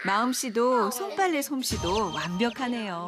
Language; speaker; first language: Korean; native; Korean